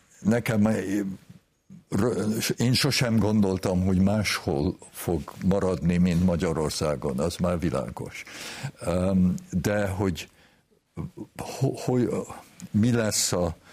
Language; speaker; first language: Hungarian; early bilingual, heritage; Hungarian